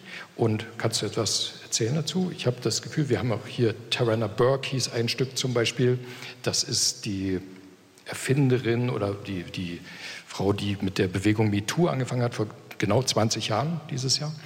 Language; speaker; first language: German; native; German